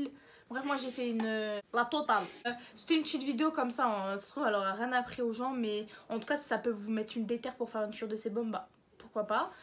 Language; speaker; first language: French; native; French